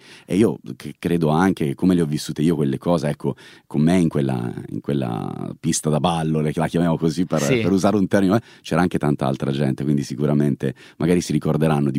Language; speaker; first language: Italian; native; Italian